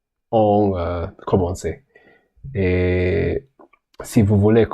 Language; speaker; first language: French; non-native, learner; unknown